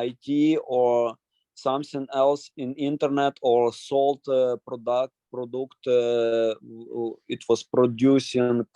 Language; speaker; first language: English; non-native, learner; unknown